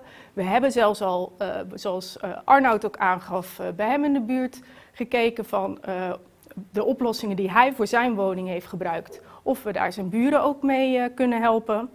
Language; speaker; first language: Dutch; native; Dutch